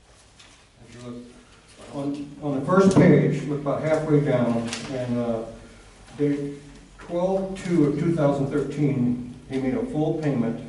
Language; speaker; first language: English; native; English